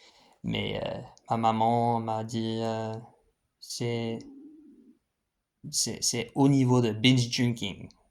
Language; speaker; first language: French; non-native, fluent; English